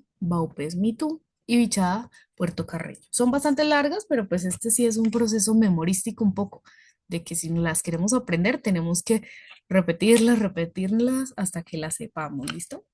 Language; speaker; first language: Spanish; native; Spanish